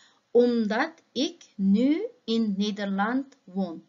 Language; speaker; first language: Dutch; non-native, fluent; Uyghur